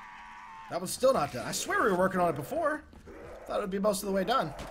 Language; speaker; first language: English; native; English